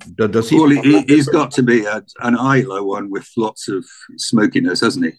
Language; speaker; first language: English; native; English